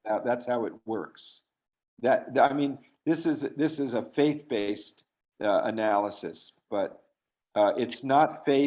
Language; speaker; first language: English; native; English